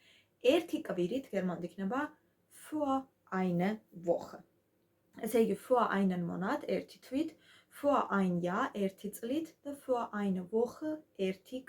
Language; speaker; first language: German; non-native, fluent; Georgian